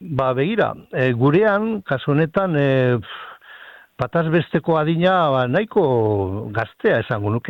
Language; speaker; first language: Basque; native; Basque